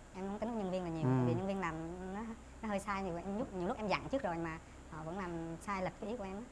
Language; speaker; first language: Vietnamese; native; Vietnamese